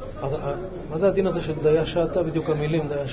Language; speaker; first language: Hebrew; native; Hebrew